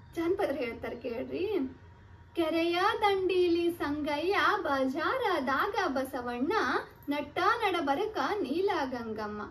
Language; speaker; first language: Kannada; native; Kannada